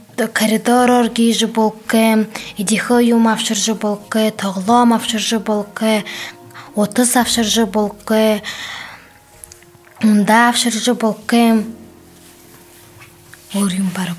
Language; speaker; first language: Mongolian; non-native, learner; Buriat